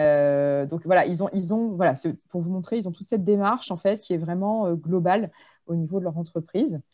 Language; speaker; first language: French; native; French